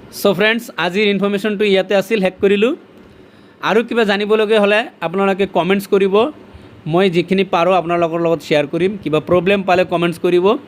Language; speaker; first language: Assamese; native; Assamese